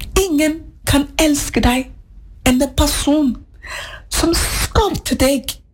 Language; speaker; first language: Norwegian; non-native, fluent; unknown